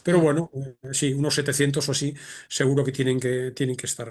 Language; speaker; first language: Spanish; native; Spanish